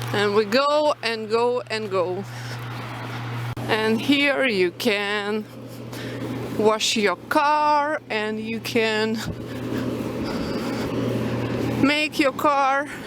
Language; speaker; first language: English; non-native, local second language; Russian